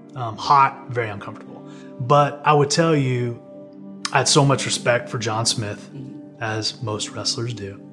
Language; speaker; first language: English; native; English